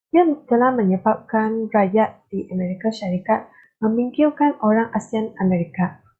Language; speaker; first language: Malay; non-native, local second language; Chinese